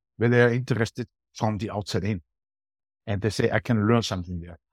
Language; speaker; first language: English; non-native, fluent; German